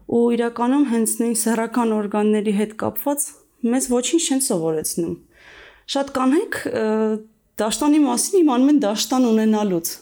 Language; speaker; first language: Armenian; native; Armenian